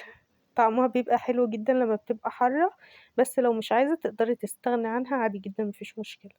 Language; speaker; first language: Arabic; native; Arabic